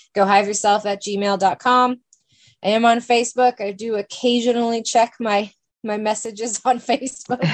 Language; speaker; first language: English; native; English